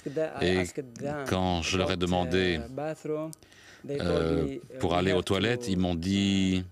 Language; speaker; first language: French; non-native, local second language; Arabic